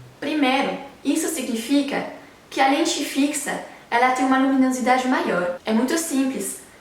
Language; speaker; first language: Portuguese; non-native, fluent; French